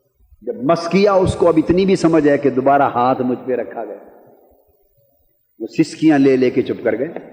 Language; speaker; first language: Urdu; native; Urdu